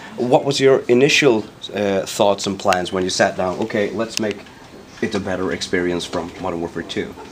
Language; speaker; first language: English; non-native, fluent; Swedish